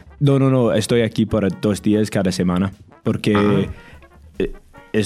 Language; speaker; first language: Spanish; non-native, learner; English